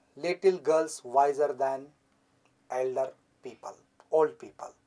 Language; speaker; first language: English; non-native, local second language; Marathi